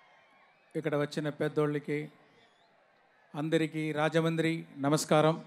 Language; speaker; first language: Telugu; non-native, local second language; Tamil